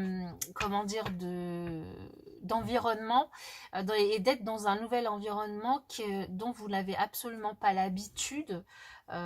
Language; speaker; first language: French; native; French